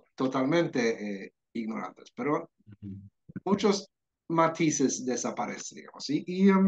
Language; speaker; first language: Spanish; non-native, fluent; Swedish